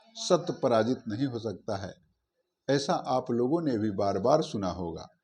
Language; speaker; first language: Hindi; native; Hindi